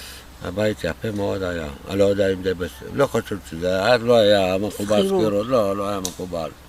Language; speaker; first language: Hebrew; non-native, fluent; Romanian